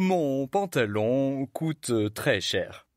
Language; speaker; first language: French; non-native, learner; Spanish